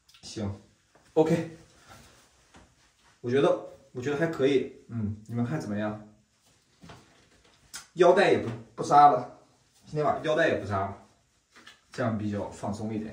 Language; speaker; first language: Chinese; native; Chinese